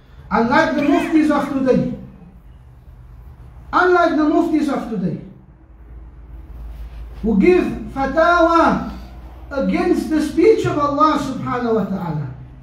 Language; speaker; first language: English; native; English